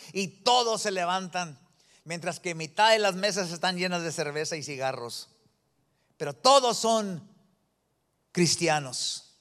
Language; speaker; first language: Spanish; early bilingual, heritage; Spanish